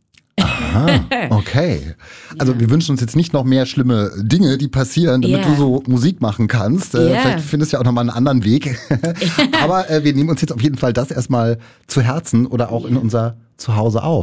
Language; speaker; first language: German; native; German